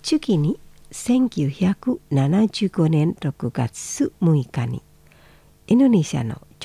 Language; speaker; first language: Japanese; non-native, fluent; Indonesian